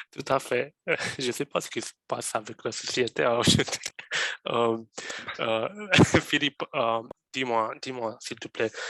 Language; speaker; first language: French; non-native, fluent; Romanian